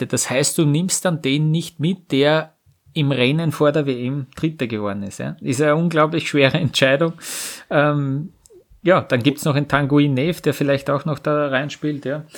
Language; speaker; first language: German; native; German